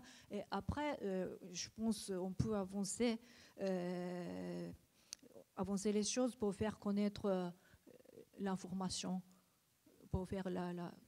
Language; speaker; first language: French; non-native, learner; Japanese